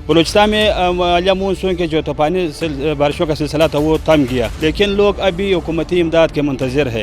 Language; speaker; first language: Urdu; non-native, local second language; Pashto